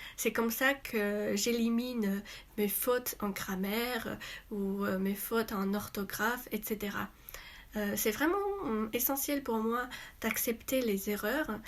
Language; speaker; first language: French; non-native, fluent; Chinese